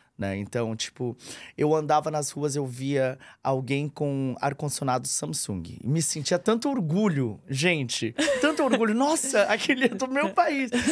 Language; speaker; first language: Portuguese; early bilingual, other home language; Korean